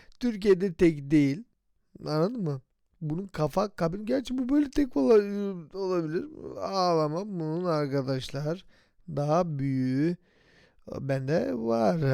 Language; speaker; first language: Turkish; native; Turkish